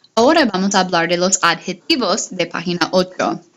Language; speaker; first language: Spanish; non-native, fluent; English